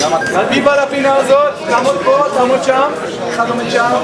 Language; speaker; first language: Hebrew; native; Hebrew